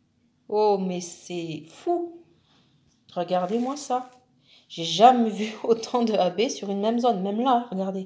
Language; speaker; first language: French; native; French